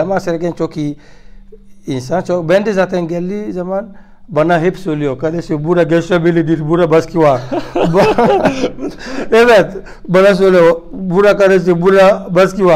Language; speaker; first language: Turkish; non-native, learner; French